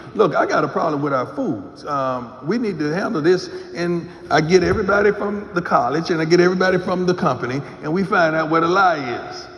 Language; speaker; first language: English; native; English